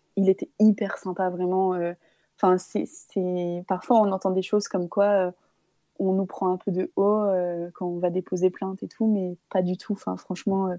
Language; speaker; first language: French; native; French